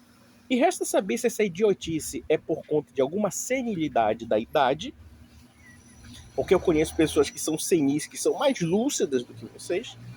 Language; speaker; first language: Portuguese; native; Portuguese